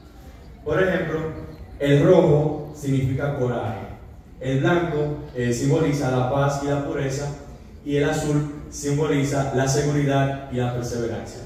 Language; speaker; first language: Spanish; early bilingual, heritage; Spanish